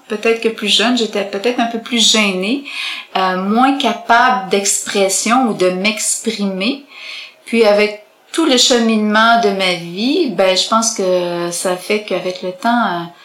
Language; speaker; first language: French; native; French